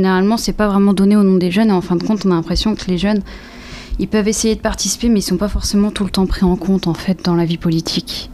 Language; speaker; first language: French; native; French